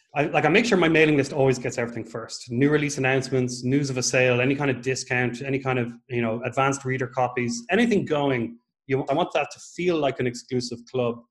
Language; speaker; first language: English; native; English